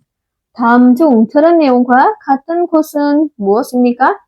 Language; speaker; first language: Korean; non-native, fluent; Indonesian